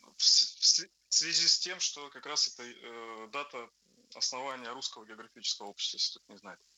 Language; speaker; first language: Russian; native; Russian